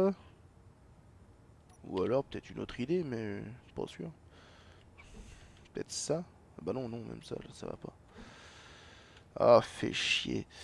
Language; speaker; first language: French; native; French